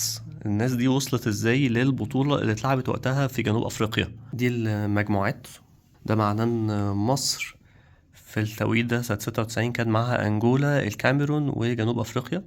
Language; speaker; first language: Arabic; native; Arabic